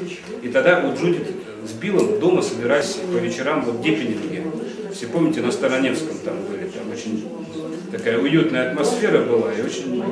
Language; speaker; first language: Russian; native; Russian